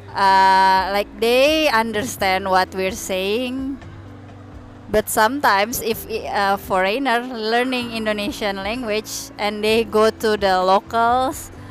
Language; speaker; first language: English; non-native, fluent; Indonesian